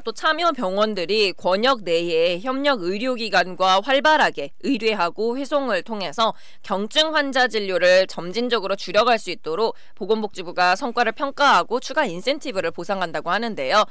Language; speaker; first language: Korean; native; Korean